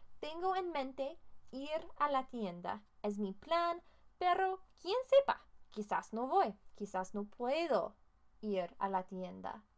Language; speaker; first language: Spanish; non-native, learner; English